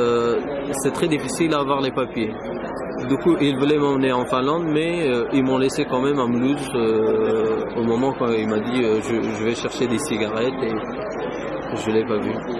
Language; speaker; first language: French; non-native, fluent; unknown